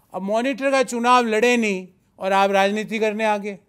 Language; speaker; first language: Hindi; native; Hindi